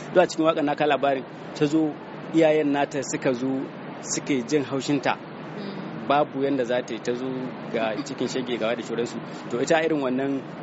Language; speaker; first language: Hausa; native; Hausa